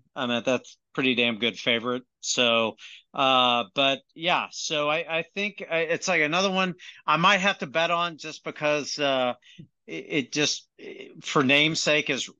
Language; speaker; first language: English; native; English